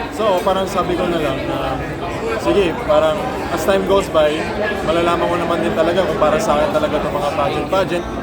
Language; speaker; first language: Filipino; native; Filipino